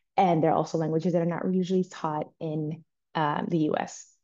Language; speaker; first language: English; native; English